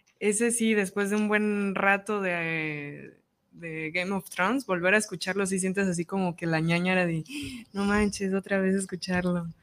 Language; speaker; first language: Spanish; native; Spanish